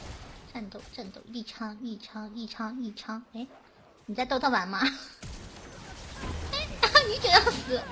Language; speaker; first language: Chinese; native; Chinese